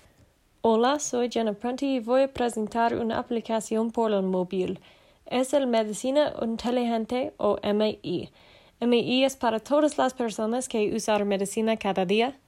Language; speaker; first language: Spanish; non-native, learner; English